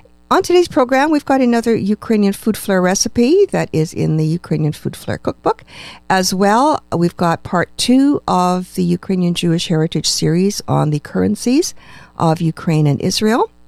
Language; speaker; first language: English; native; English